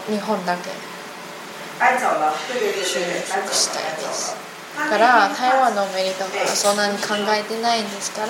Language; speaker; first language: Japanese; non-native, learner; Chinese